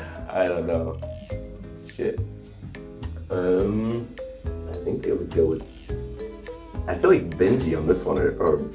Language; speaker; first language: English; native; English